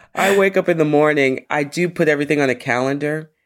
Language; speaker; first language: English; native; English